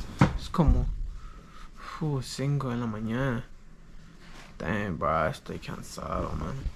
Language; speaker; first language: Spanish; non-native, learner; English